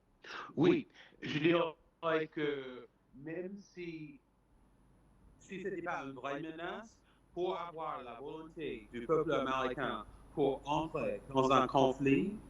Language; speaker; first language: French; non-native, fluent; English